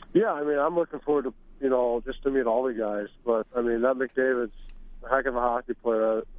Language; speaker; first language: English; native; English